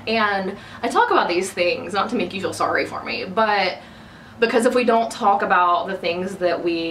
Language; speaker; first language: English; native; English